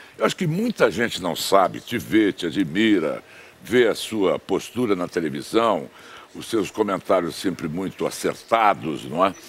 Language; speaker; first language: Portuguese; native; Portuguese